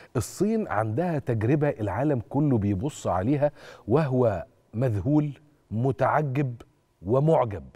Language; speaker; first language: Arabic; native; Arabic